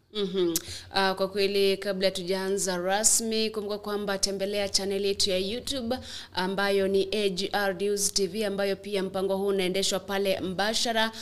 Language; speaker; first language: Swahili; non-native, local second language; Gusii